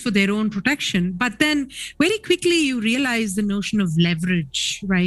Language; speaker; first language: English; non-native, local second language; Tamil